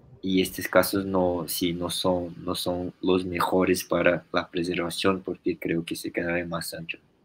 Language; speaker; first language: Spanish; non-native, fluent; Portuguese